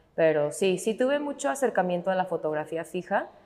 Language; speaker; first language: Spanish; non-native, fluent; English